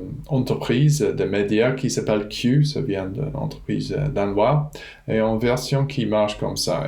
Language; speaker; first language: French; non-native, fluent; English